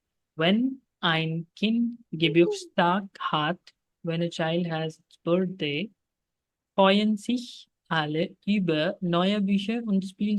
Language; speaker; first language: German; non-native, fluent; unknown